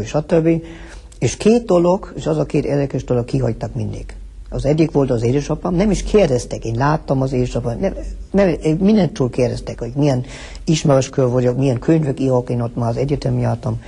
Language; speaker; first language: Hungarian; early bilingual, heritage; Hungarian